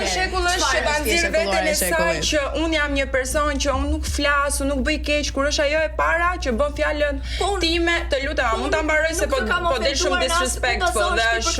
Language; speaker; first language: Albanian; native; Albanian